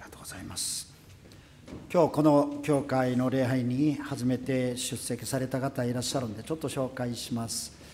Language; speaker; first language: Japanese; non-native, fluent; Korean